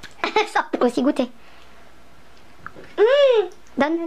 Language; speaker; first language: French; native; French